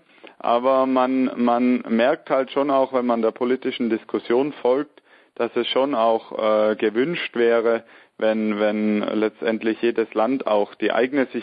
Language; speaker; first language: German; native; German